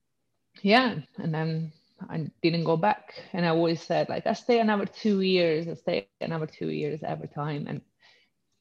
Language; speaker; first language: English; non-native, fluent; Italian